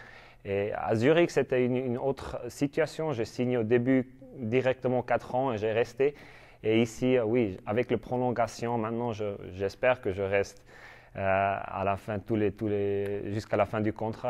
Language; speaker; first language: French; non-native, learner; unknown